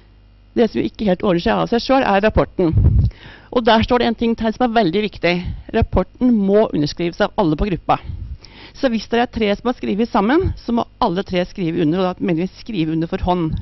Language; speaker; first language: Norwegian; native; Norwegian